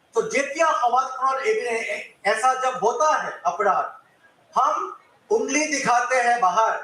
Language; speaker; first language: Hindi; non-native, local second language; Assamese